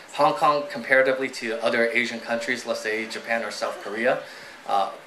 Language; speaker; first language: English; native; English